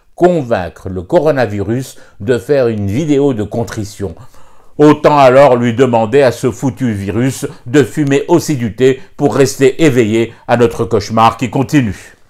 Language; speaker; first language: French; non-native, local second language; Arabic